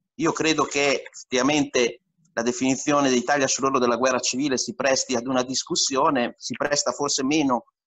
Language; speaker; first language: Italian; native; Italian